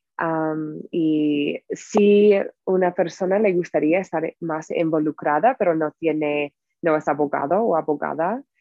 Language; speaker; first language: Spanish; non-native, fluent; English